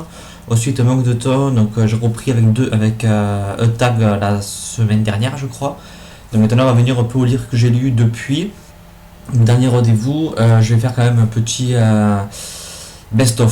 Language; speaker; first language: French; native; French